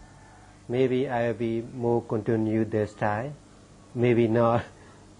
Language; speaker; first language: English; non-native, learner; Burmese